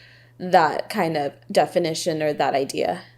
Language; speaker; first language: English; native; English